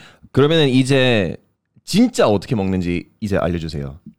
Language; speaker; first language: Korean; non-native, fluent; English